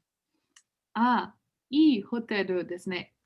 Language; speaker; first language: Japanese; non-native, learner; German